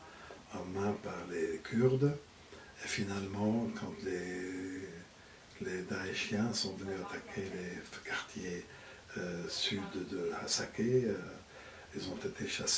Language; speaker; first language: French; non-native, fluent; Arabic